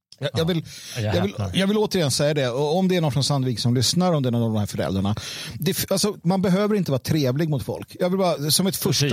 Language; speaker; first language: Swedish; native; Swedish